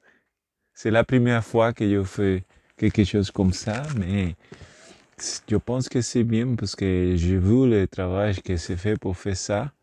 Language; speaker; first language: French; non-native, learner; Spanish